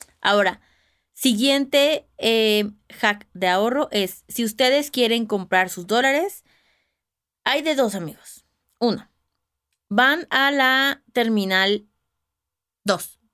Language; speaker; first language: Spanish; native; Spanish